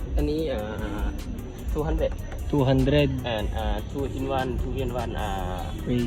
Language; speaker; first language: English; non-native, learner; Thai